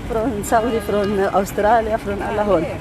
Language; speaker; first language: Swedish; non-native, learner; Tigrinya